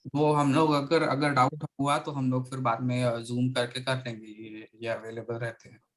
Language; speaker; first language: Hindi; non-native, local second language; Marathi